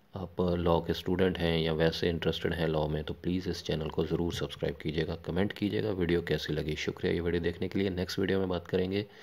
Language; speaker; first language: Hindi; non-native, local second language; Punjabi